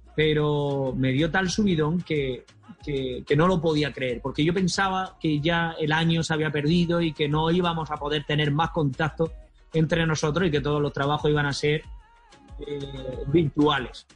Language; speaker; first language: Spanish; native; Spanish